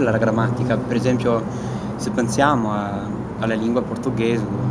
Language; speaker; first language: Italian; non-native, fluent; English